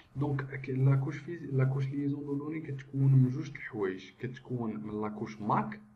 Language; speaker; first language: French; non-native, local second language; Arabic